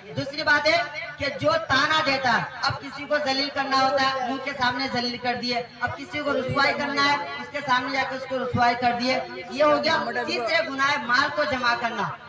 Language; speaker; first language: Urdu; non-native, local second language; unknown